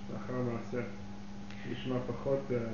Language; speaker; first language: Hebrew; non-native, fluent; English